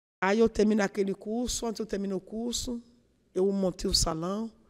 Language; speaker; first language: Portuguese; non-native, learner; Yoruba